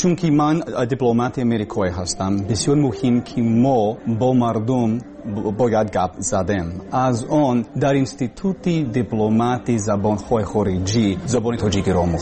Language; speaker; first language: Persian; non-native, learner; English